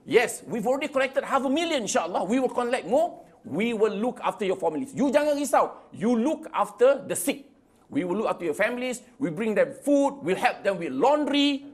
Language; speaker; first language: English; non-native, local second language; Malay